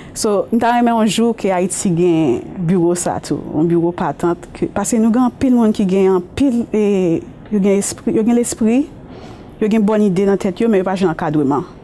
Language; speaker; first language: Haitian Creole; native; Haitian Creole